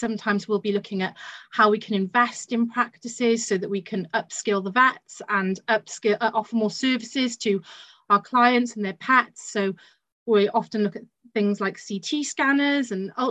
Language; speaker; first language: English; native; English